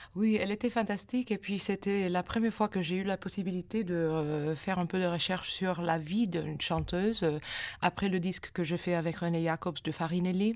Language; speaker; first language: French; non-native, fluent; English